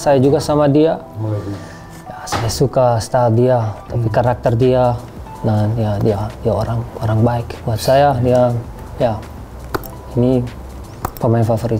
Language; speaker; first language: Indonesian; non-native, learner; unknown